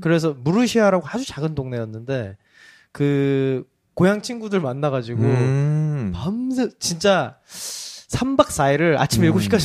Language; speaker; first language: Korean; native; Korean